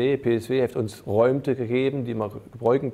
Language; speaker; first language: Dutch; non-native, fluent; German